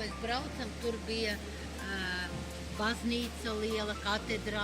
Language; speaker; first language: Latvian; non-native, local second language; Russian